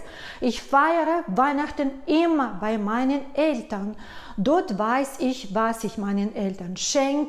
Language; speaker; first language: German; non-native, fluent; Russian